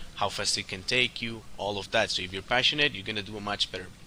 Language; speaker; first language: English; non-native, fluent; Spanish